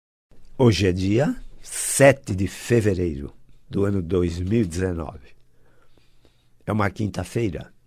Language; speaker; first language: Portuguese; native; Portuguese